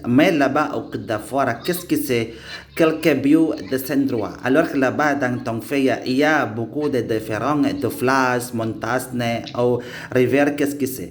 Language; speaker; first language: French; non-native, learner; Indonesian